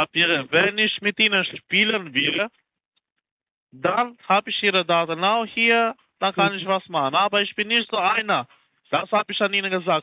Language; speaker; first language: German; non-native, learner; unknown